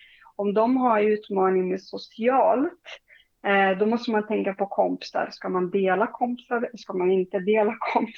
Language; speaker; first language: Swedish; non-native, fluent; Portuguese